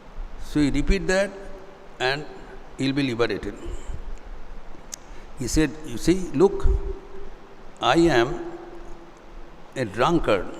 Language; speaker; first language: English; non-native, local second language; Hindi